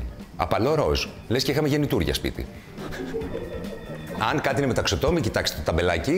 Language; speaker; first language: Greek; native; Greek